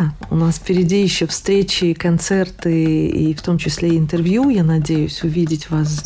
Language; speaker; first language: Russian; native; Russian